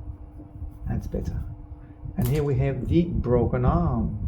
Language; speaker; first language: English; non-native, fluent; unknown